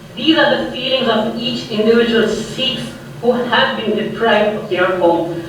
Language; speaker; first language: English; non-native, local second language; Punjabi